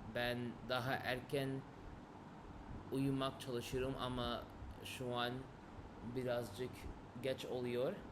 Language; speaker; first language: Turkish; non-native, learner; English